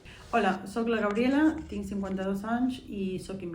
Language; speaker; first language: Catalan; non-native, fluent; Spanish